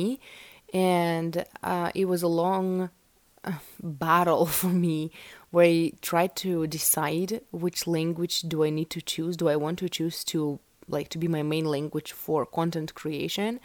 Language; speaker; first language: English; non-native, fluent; Russian